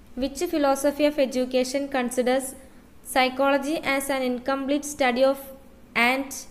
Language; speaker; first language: English; non-native, local second language; Malayalam